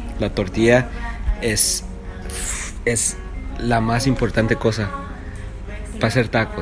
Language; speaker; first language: Spanish; early bilingual, heritage; Spanish